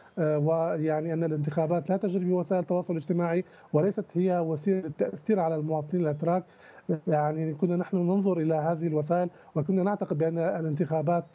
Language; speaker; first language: Arabic; native; Arabic